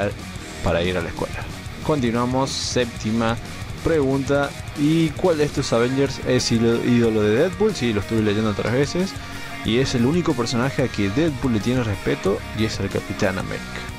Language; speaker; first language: Spanish; native; Spanish